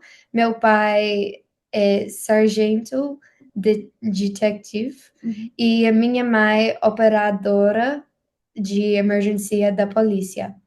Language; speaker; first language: Portuguese; non-native, learner; English